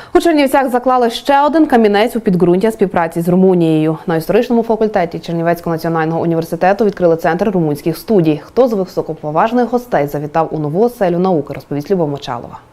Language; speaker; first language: Ukrainian; native; Ukrainian